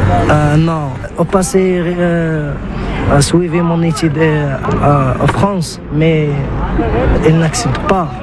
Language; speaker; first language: French; non-native, local second language; Arabic